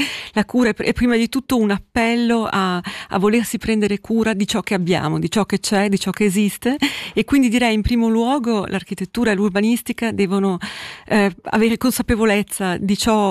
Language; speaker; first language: Italian; native; Italian